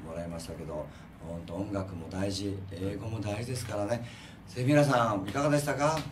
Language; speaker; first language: Japanese; native; Japanese